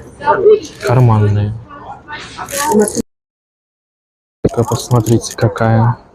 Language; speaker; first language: Russian; native; Russian